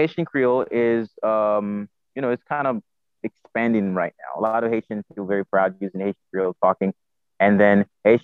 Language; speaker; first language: English; non-native, fluent; Haitian Creole